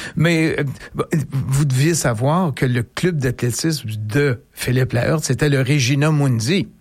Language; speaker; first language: French; native; French